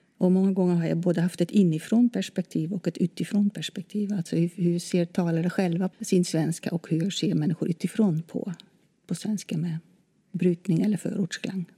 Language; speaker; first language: Swedish; non-native, fluent; Dutch